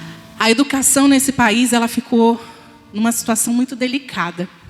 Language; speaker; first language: Portuguese; native; Portuguese